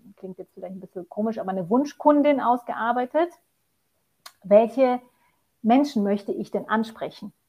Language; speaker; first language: German; non-native, fluent; Polish